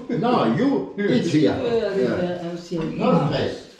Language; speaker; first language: English; non-native, learner; French